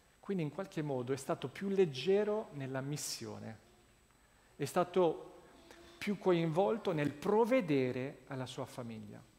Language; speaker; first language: Italian; non-native, fluent; Russian